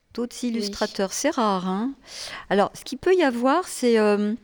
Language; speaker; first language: French; native; French